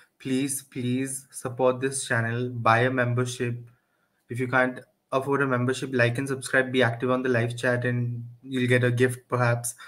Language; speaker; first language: Hindi; native; Hindi